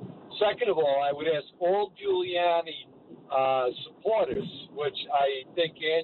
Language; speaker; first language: English; native; English